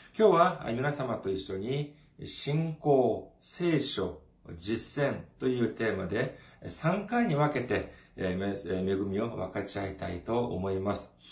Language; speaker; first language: Japanese; non-native, fluent; Korean